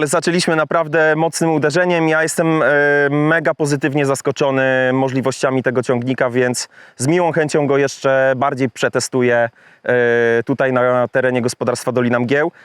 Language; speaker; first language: Polish; native; Polish